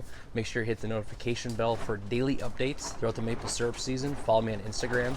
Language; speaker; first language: English; native; English